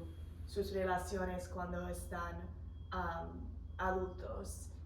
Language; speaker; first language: Spanish; non-native, fluent; English